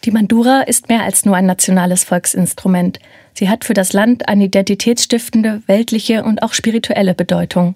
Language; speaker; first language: German; native; German